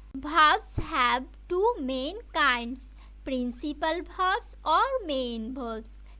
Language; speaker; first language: English; non-native, local second language; Bangla